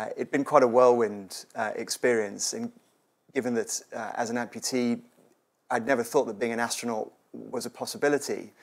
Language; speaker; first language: English; native; English